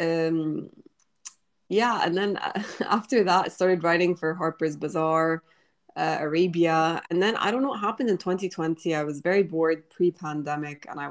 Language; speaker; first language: English; non-native, fluent; Arabic